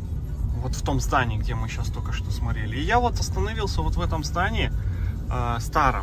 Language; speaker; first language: Russian; native; Russian